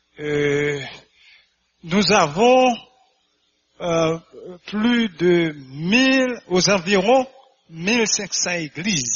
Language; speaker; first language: French; non-native, local second language; Haitian Creole